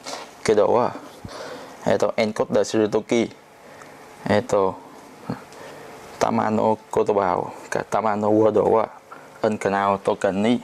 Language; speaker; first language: Japanese; non-native, learner; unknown